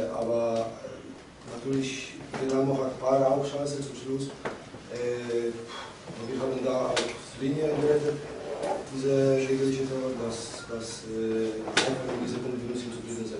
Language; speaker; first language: German; non-native, learner; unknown